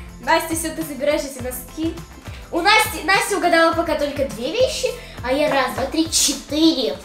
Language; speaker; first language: Russian; native; Russian